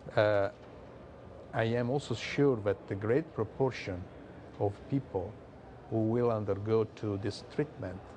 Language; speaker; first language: English; non-native, learner; Italian